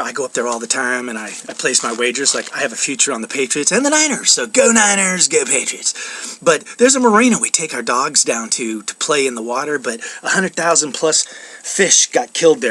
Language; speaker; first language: English; native; English